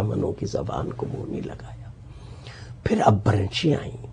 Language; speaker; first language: Urdu; native; Urdu